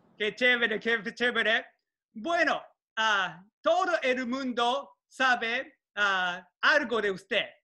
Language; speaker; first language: Spanish; non-native, learner; Japanese